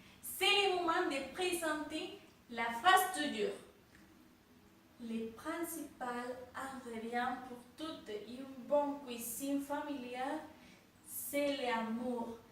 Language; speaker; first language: French; non-native, fluent; Spanish